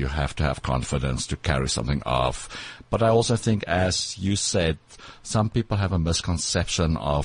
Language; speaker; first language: English; non-native, local second language; Afrikaans